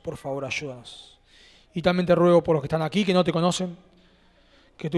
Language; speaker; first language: Spanish; native; Spanish